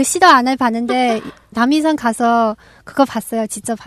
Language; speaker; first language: Korean; non-native, learner; Chinese